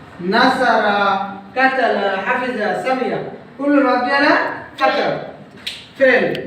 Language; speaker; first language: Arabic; non-native, fluent; Bangla